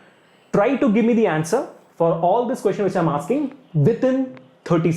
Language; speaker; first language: English; non-native, local second language; Hindi